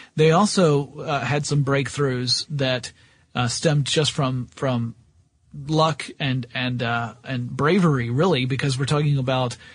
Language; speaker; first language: English; native; English